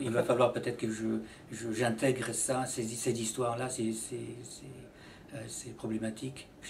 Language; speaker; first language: French; native; French